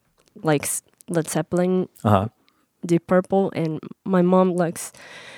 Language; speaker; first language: English; non-native, learner; Japanese